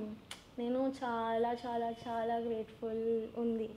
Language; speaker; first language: Telugu; non-native, learner; Gujarati